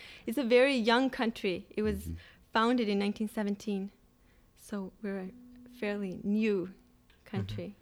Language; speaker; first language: English; non-native, fluent; Swedish